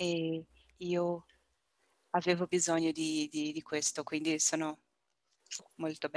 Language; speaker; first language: Italian; non-native, learner; Portuguese